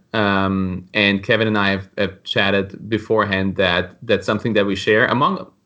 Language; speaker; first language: English; non-native, fluent; German